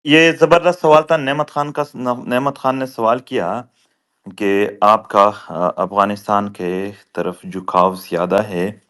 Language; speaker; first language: Urdu; non-native, local second language; Pashto